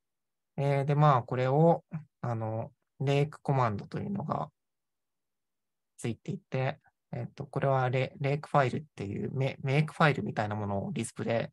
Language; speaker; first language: Japanese; native; Japanese